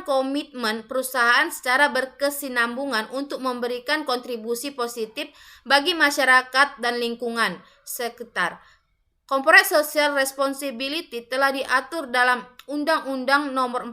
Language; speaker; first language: Indonesian; native; Indonesian